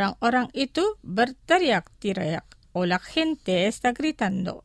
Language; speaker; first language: Spanish; non-native, fluent; Indonesian